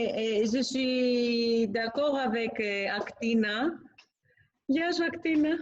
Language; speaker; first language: French; non-native, fluent; Greek